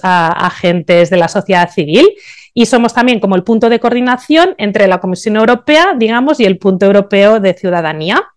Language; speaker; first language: Spanish; native; Spanish